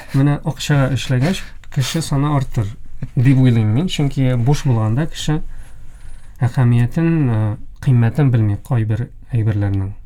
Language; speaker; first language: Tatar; native; Tatar